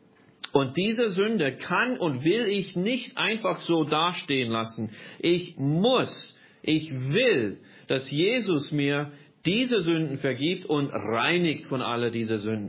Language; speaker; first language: German; non-native, fluent; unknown